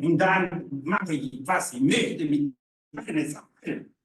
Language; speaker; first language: German; non-native, fluent; Rundi